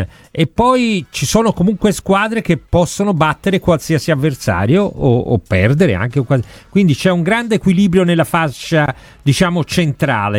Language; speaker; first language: Italian; native; Italian